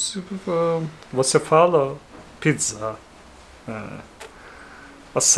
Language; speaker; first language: Portuguese; non-native, learner; Turkish